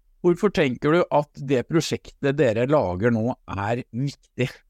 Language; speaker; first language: Norwegian; native; Norwegian